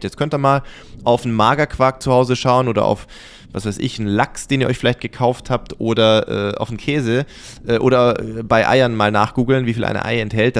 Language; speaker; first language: German; native; German